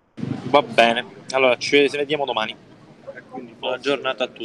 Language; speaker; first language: Italian; native; Italian